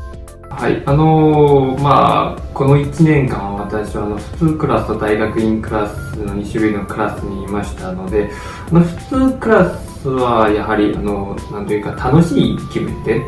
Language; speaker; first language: Japanese; non-native, fluent; Chinese